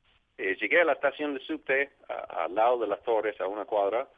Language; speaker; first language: Spanish; non-native, fluent; English